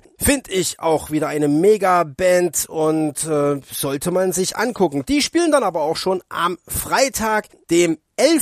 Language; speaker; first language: German; native; German